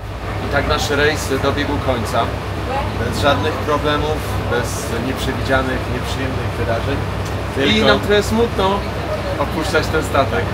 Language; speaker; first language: Polish; native; Polish